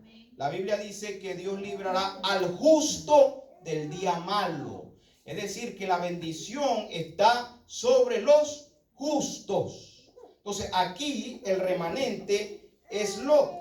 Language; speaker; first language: Spanish; native; Spanish